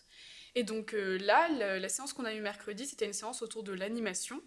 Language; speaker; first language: French; native; French